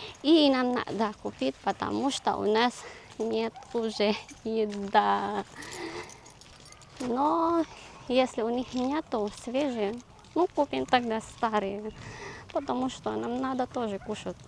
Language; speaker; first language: Russian; non-native, learner; Filipino